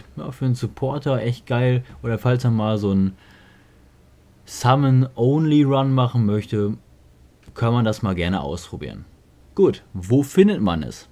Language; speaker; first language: German; native; German